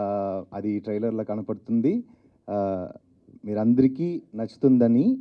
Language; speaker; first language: Telugu; non-native, learner; Tamil